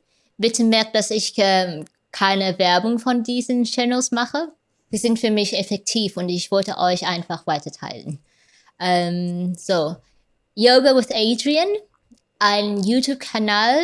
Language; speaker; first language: German; non-native, fluent; Vietnamese